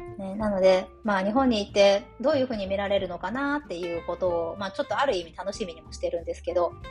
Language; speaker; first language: Japanese; native; Japanese